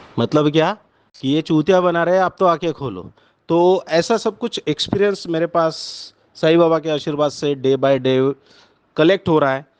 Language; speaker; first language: Hindi; non-native, local second language; Marathi